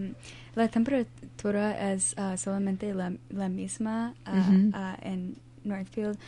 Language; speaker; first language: Spanish; non-native, learner; English